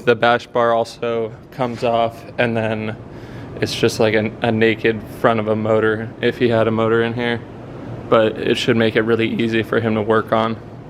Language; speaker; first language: English; native; English